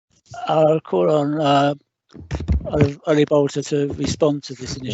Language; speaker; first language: English; native; English